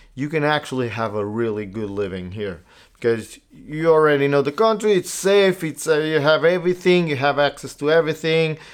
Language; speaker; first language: English; non-native, fluent; Portuguese